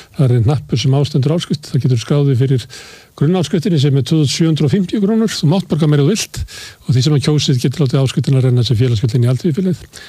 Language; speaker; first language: Icelandic; native; Icelandic